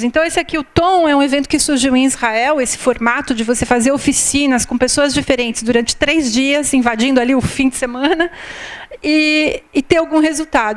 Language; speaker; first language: Portuguese; native; Portuguese